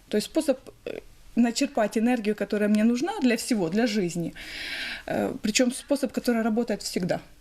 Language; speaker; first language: Russian; native; Russian